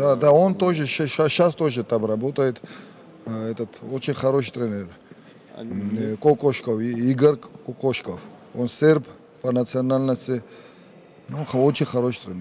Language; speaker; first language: Russian; non-native, fluent; Georgian